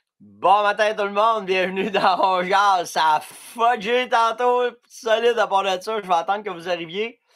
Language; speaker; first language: French; native; French